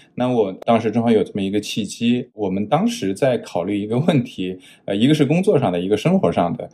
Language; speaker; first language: Chinese; native; Chinese